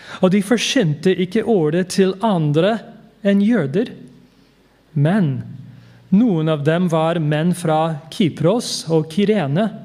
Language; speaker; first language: Norwegian; non-native, fluent; English